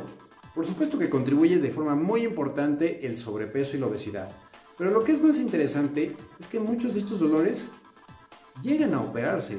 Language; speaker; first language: Spanish; native; Spanish